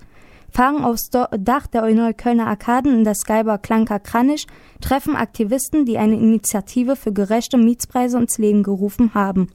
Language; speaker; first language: German; native; German